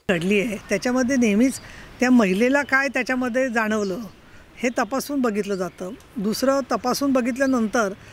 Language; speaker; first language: Marathi; native; Marathi